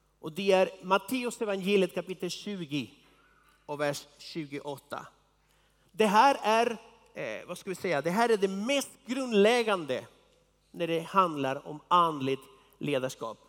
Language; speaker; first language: Swedish; non-native, fluent; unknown